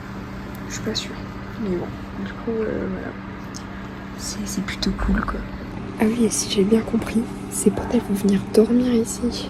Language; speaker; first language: French; native; French